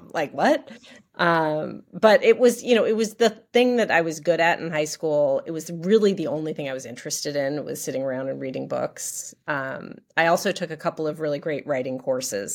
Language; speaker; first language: English; native; English